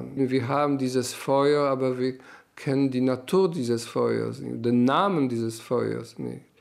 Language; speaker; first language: German; non-native, fluent; Polish